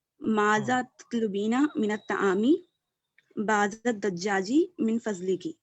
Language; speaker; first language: Arabic; non-native, learner; Urdu